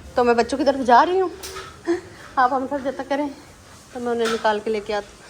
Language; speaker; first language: Urdu; non-native, local second language; Punjabi